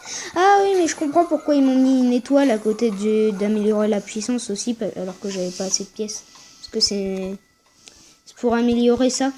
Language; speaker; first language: French; native; French